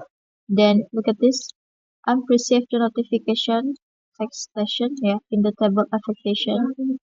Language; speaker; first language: English; non-native, learner; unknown